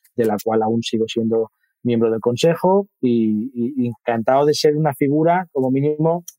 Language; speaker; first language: Spanish; native; Spanish